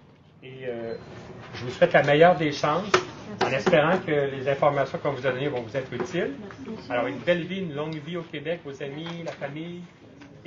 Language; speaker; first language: French; native; French